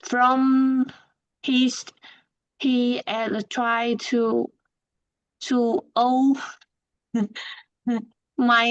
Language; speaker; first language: English; non-native, learner; Vietnamese